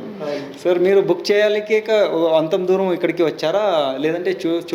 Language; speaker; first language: Telugu; non-native, local second language; Hindi